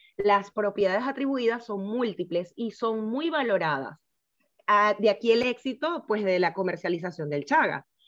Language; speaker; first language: Spanish; native; Spanish